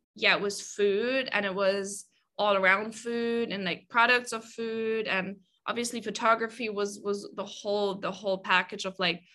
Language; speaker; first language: English; non-native, fluent; German